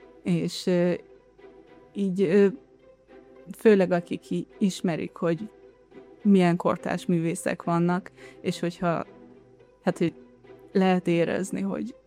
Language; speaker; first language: Hungarian; early bilingual, heritage; Hungarian